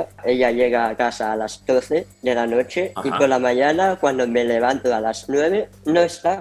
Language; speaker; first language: Spanish; early bilingual, heritage; Spanish